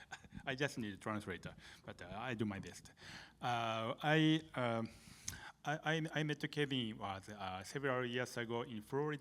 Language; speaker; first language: English; non-native, learner; Japanese